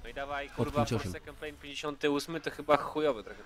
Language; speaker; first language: Polish; native; Polish